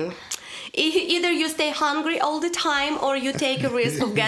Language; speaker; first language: English; non-native, fluent; Russian